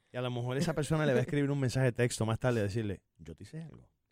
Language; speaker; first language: Spanish; native; Spanish